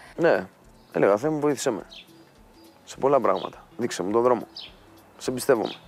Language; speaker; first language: Greek; native; Greek